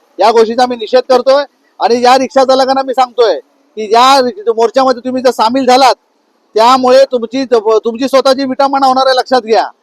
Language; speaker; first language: Marathi; native; Marathi